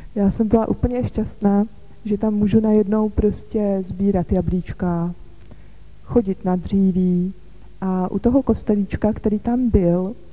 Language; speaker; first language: Czech; native; Czech